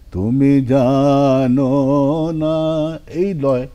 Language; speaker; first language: Bangla; non-native, local second language; Punjabi